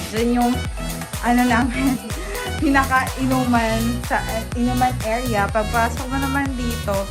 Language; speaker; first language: Filipino; non-native, local second language; Waray